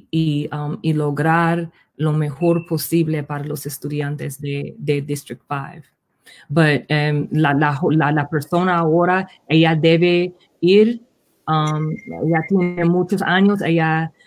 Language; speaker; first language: Spanish; early bilingual, heritage; Spanish